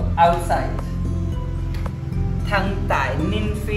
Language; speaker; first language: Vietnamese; non-native, learner; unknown